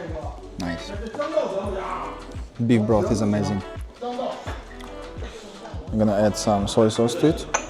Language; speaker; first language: English; non-native, fluent; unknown